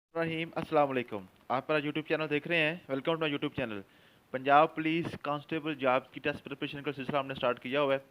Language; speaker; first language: Urdu; non-native, local second language; Punjabi